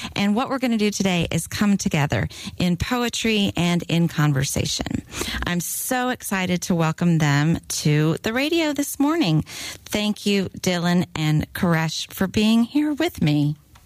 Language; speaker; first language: English; native; English